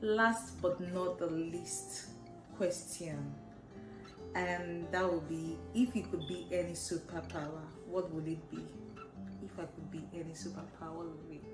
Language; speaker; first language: English; non-native, local second language; Yoruba